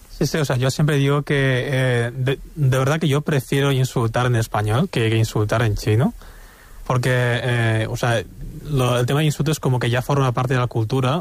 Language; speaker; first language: Spanish; early bilingual, other home language; Chinese